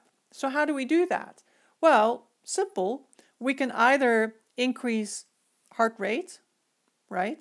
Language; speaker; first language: English; native; English